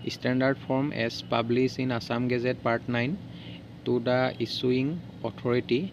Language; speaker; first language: English; non-native, local second language; Assamese